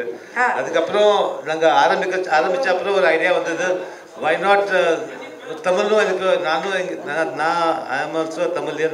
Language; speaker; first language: Tamil; early bilingual, heritage; Tamil